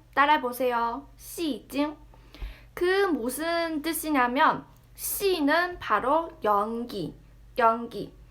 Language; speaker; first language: Korean; non-native, fluent; Chinese